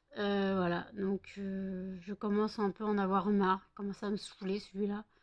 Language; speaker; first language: French; native; French